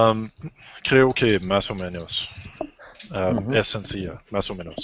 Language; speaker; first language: Spanish; non-native, learner; French